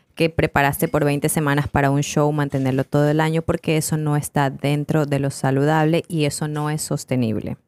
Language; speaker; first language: Spanish; native; Spanish